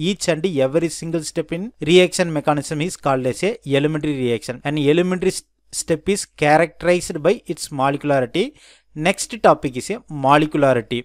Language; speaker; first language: English; non-native, local second language; Tamil